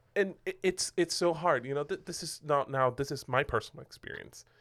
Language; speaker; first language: English; non-native, fluent; Spanish